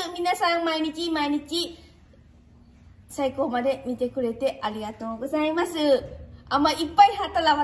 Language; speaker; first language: Japanese; non-native, learner; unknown